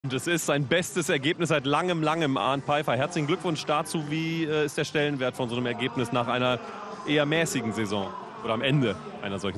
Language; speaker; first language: German; native; German